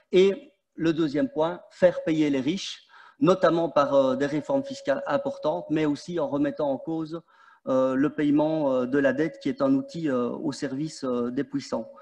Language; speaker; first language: French; native; French